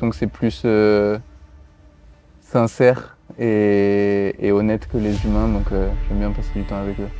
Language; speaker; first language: French; native; French